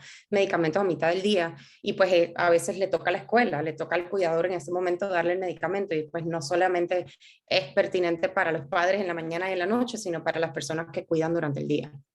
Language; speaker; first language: Spanish; native; Spanish